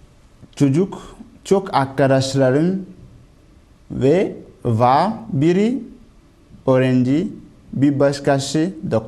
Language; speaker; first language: Turkish; non-native, learner; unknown